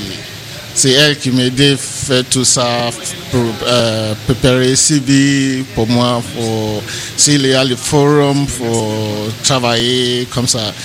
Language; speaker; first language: French; non-native, learner; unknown